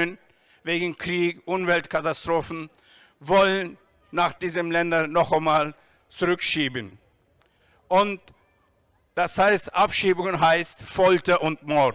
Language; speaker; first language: German; non-native, fluent; Turkish